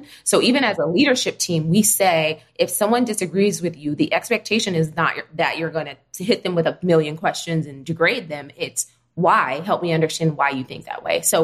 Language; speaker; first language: English; native; English